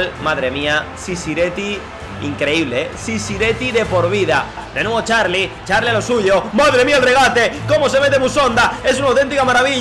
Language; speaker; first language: Spanish; native; Spanish